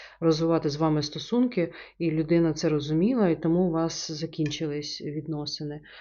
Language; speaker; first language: Ukrainian; non-native, local second language; Russian